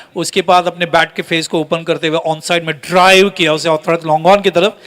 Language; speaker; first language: Hindi; non-native, local second language; Marathi